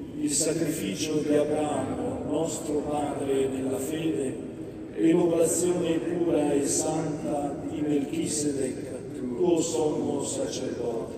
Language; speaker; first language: Italian; non-native, fluent; Igbo